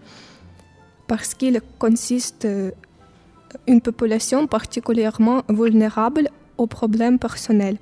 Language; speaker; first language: French; non-native, fluent; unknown